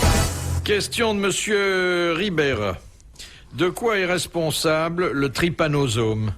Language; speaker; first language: French; native; French